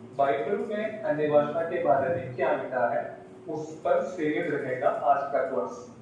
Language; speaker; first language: Hindi; non-native, local second language; Malayalam